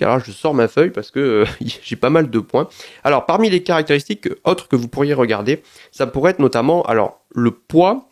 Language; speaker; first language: French; native; French